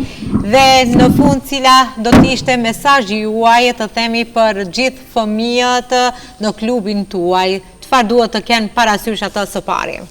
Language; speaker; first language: Albanian; native; Albanian